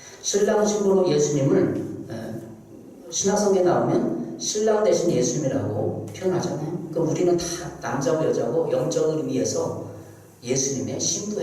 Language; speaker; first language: Korean; native; Korean